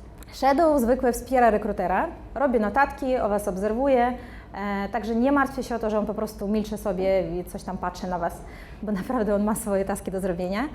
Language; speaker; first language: Polish; non-native, fluent; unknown